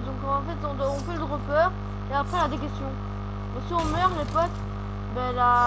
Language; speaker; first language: French; native; French